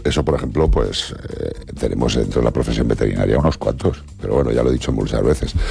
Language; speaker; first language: Spanish; native; Spanish